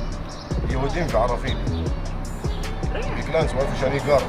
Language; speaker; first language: Hebrew; non-native, local second language; Arabic